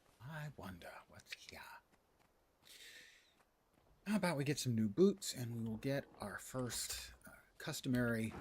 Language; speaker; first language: English; native; English